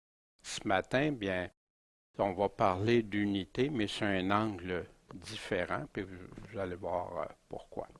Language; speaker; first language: French; native; French